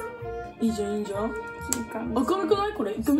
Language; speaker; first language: Japanese; native; Japanese